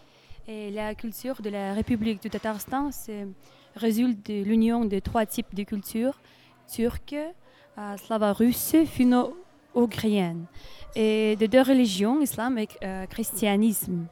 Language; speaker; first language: French; non-native, learner; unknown